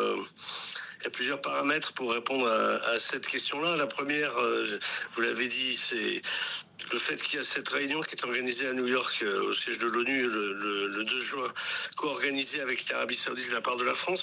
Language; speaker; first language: French; native; French